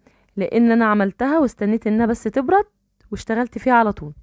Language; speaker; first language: Arabic; native; Arabic